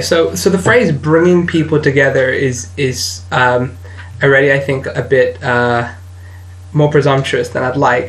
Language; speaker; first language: English; native; English